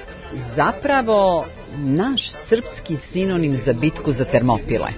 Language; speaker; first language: Serbian; native; Serbian